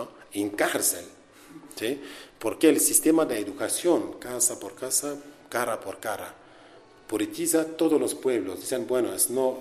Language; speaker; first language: Spanish; non-native, learner; Kurdish